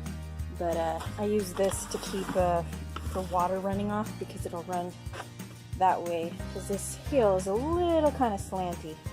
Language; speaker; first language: English; native; English